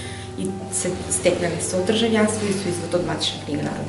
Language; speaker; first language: Macedonian; native; Macedonian